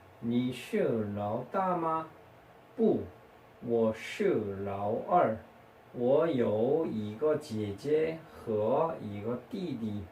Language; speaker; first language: Chinese; non-native, fluent; Korean